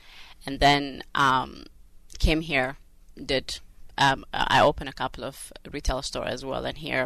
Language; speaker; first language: English; non-native, fluent; Amharic